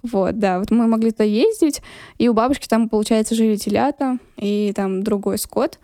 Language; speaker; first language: Russian; non-native, local second language; Lezghian